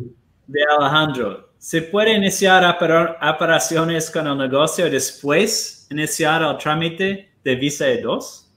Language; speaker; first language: Spanish; non-native, fluent; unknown